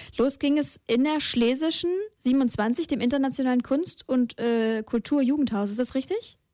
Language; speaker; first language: German; native; German